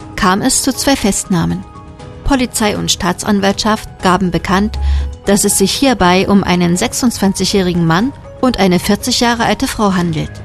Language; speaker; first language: German; native; German